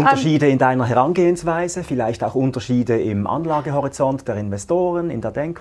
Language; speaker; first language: German; native; German